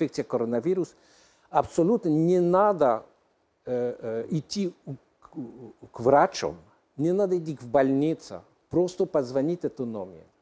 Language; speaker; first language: Russian; non-native, learner; French